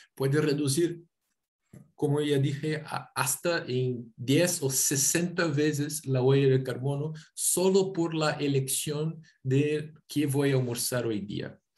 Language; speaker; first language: Spanish; non-native, fluent; Portuguese